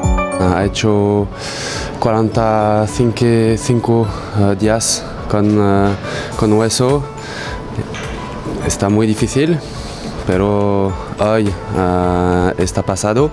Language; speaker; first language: Spanish; non-native, learner; French